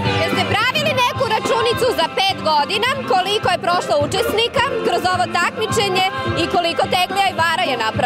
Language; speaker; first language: Serbian; native; Serbian